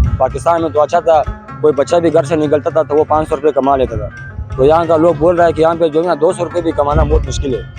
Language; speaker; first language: Urdu; non-native, local second language; Pashto